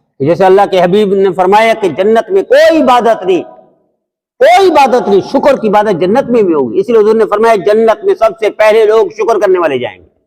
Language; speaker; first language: Urdu; non-native, local second language; Punjabi